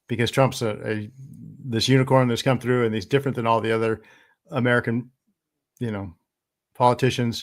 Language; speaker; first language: English; native; English